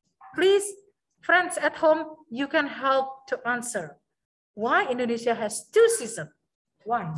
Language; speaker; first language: English; non-native, learner; Indonesian